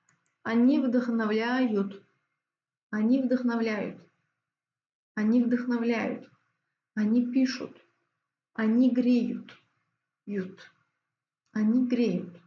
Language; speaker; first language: Russian; non-native, fluent; Azerbaijani